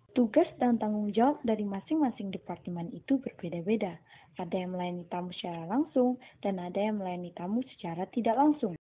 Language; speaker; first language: Indonesian; native; Indonesian